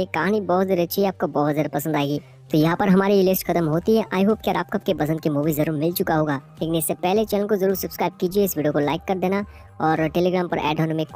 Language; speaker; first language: Hindi; native; Hindi